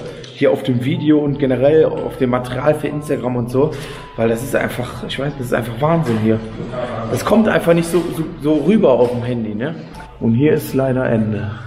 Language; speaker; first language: German; native; German